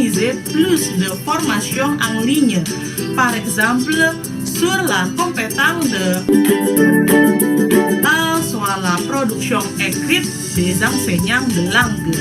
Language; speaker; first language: French; non-native, fluent; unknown